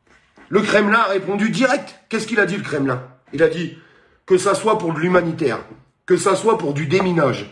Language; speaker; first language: French; native; French